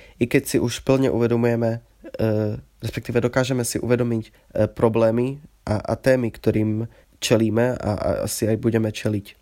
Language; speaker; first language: Slovak; native; Slovak